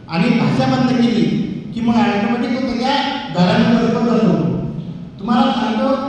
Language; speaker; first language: Marathi; non-native, local second language; Bhili